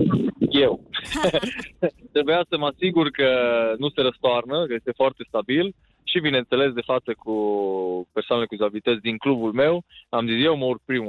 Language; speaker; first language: Romanian; native; Romanian